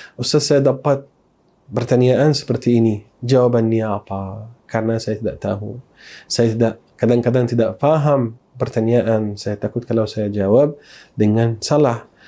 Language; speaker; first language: Malay; non-native, fluent; Arabic